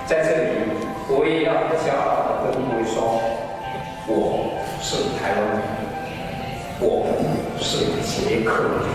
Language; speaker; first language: Chinese; non-native, learner; Czech